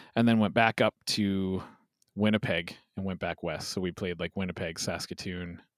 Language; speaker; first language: English; native; English